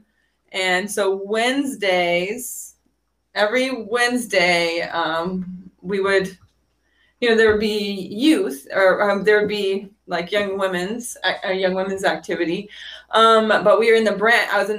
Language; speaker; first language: English; native; English